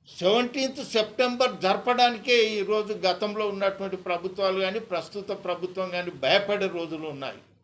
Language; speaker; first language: Telugu; native; Telugu